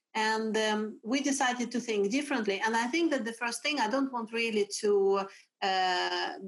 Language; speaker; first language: English; non-native, fluent; Russian